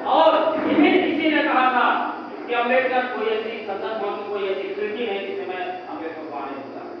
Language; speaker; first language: Hindi; native; Hindi